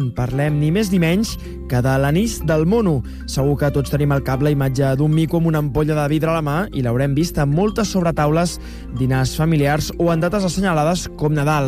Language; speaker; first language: Catalan; native; Catalan